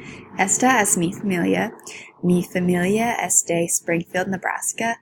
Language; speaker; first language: Spanish; non-native, learner; English